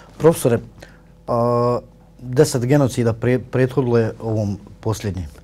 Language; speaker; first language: Bosnian; native; Bosnian